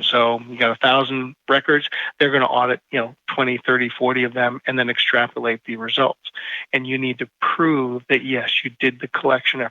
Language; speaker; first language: English; native; English